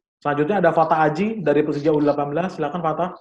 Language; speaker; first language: Indonesian; native; Indonesian